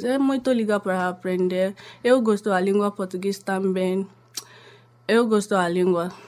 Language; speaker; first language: Portuguese; non-native, learner; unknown